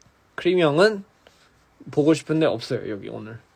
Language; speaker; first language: Korean; early bilingual, heritage; English